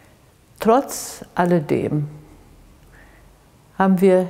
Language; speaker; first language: German; early bilingual, heritage; Russian